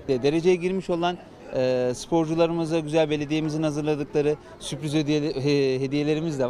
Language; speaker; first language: Turkish; native; Turkish